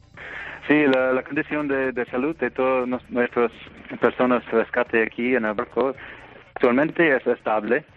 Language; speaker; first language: Spanish; non-native, fluent; English